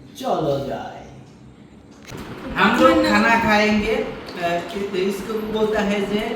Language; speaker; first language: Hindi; non-native, learner; Bangla